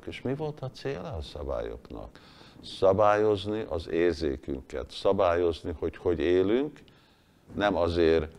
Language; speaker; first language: Hungarian; early bilingual, heritage; Hungarian